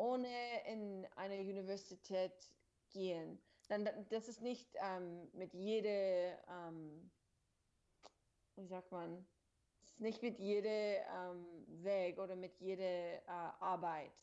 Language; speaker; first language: German; non-native, learner; English